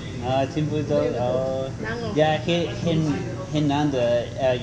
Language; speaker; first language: Chinese; non-native, learner; Spanish